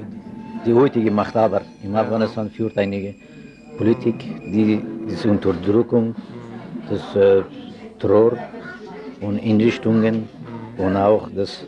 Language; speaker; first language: German; non-native, learner; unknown